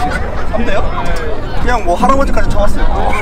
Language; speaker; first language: Korean; native; Korean